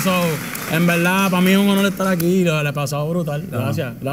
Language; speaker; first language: Spanish; native; Spanish